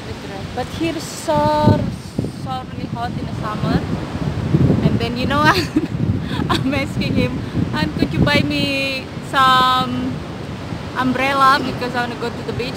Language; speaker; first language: English; non-native, learner; Indonesian